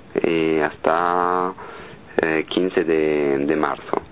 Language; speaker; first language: Spanish; non-native, fluent; French